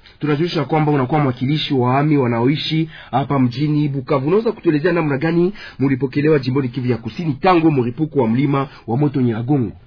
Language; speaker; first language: Swahili; native; Swahili